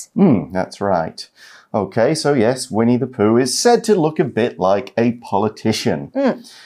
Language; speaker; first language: English; native; English